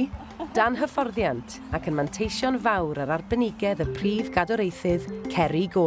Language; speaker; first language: Welsh; native; Welsh